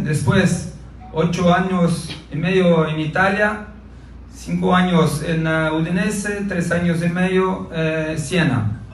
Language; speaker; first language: Spanish; non-native, learner; Portuguese